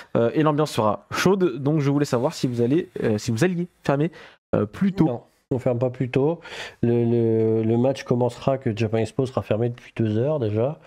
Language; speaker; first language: French; native; French